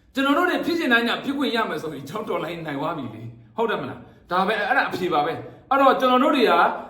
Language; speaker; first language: Burmese; native; Burmese